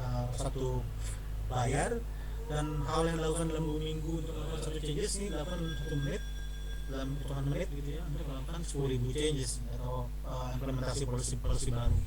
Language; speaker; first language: Indonesian; native; Indonesian